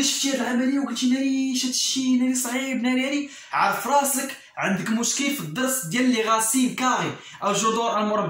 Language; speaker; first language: Arabic; native; Arabic